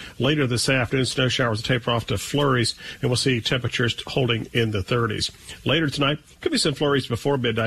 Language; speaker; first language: English; native; English